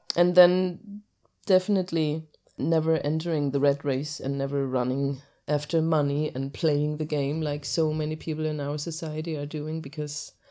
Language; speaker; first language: English; non-native, fluent; German